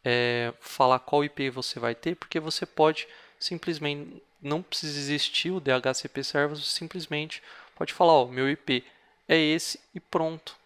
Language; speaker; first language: Portuguese; native; Portuguese